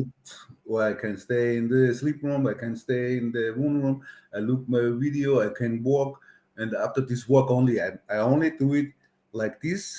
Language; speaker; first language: English; non-native, learner; German